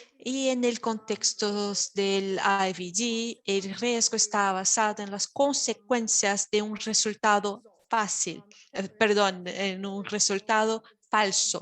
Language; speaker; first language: Spanish; non-native, fluent; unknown